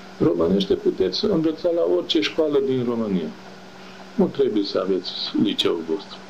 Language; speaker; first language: Romanian; non-native, local second language; German